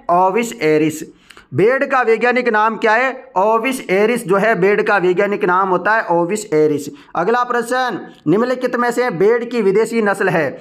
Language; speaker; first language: Hindi; native; Hindi